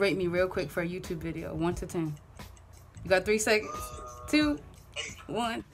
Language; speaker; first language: English; native; English